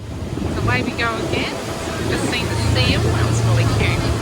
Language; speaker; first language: English; native; English